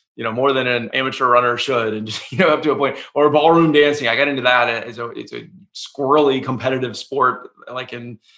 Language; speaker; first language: English; native; English